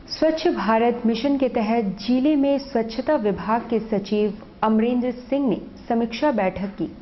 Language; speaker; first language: Hindi; native; Hindi